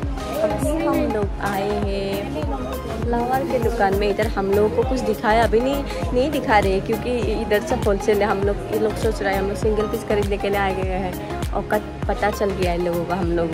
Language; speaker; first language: Hindi; non-native, local second language; Assamese